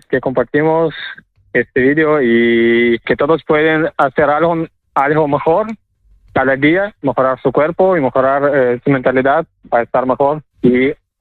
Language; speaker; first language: Spanish; non-native, learner; Ukrainian